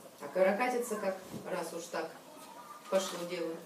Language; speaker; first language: Russian; native; Russian